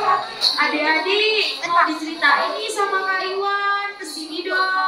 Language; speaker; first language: Indonesian; native; Indonesian